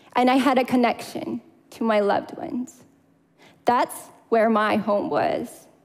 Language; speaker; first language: English; non-native, fluent; Russian